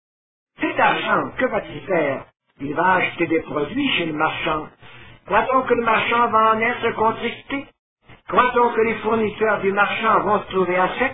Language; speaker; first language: French; native; French